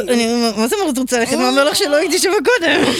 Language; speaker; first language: Hebrew; native; Hebrew